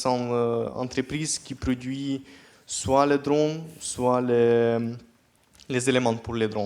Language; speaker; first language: French; non-native, fluent; Ukrainian